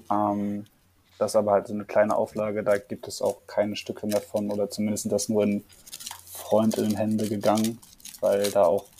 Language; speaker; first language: German; native; German